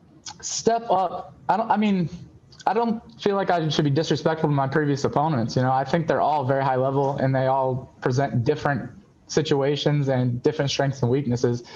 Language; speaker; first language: English; native; English